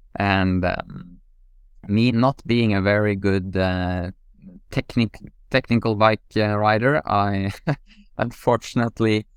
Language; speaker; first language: English; non-native, fluent; Norwegian